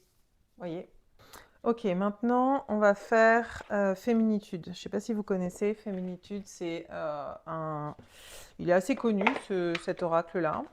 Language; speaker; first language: French; native; French